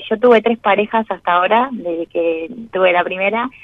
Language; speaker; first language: Spanish; native; Spanish